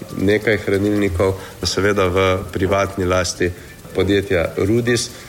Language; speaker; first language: Slovenian; native; Slovenian